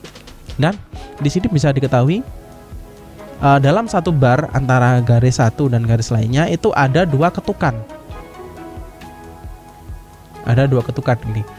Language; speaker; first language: Indonesian; native; Indonesian